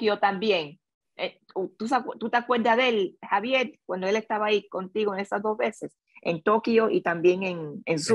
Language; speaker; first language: Spanish; early bilingual, other home language; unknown